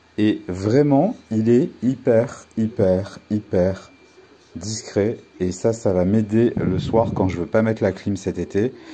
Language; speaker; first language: French; native; French